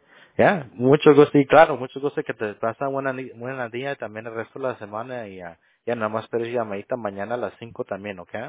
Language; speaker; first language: Spanish; early bilingual, heritage; Spanish